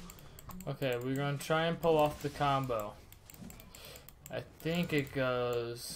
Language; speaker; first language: English; native; English